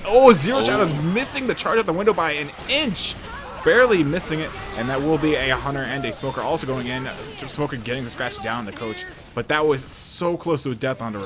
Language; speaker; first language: English; native; English